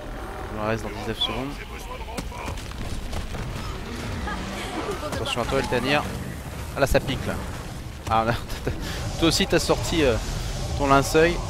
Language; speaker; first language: French; native; French